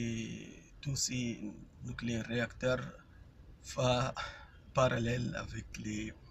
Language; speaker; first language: French; non-native, fluent; Arabic